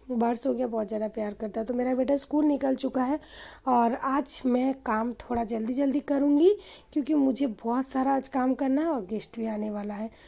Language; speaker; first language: Hindi; non-native, local second language; Bangla